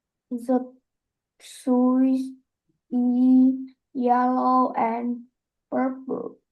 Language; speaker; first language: English; non-native, learner; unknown